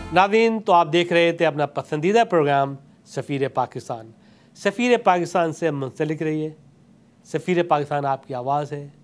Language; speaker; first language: Urdu; native; Urdu